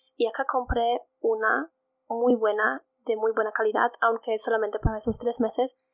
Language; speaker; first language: Spanish; non-native, fluent; Polish